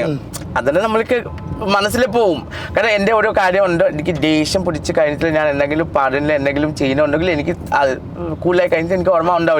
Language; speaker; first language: Malayalam; non-native, local second language; Assamese